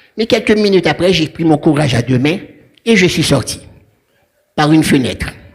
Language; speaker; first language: French; non-native, local second language; Haitian Creole